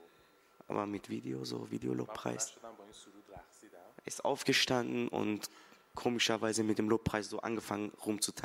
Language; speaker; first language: German; early bilingual, other home language; Persian